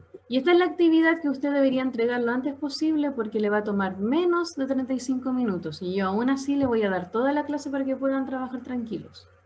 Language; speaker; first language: Spanish; native; Spanish